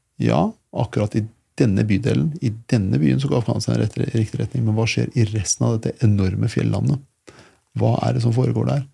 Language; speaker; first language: Norwegian; early bilingual, other home language; Persian